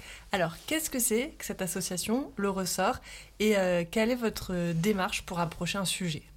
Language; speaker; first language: French; native; French